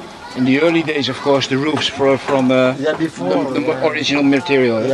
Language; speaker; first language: English; non-native, fluent; Dutch